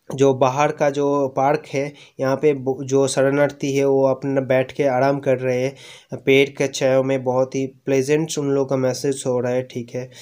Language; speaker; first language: Hindi; non-native, local second language; Bangla